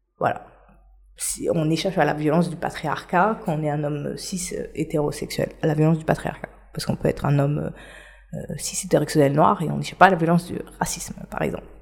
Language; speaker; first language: French; non-native, local second language; Haitian Creole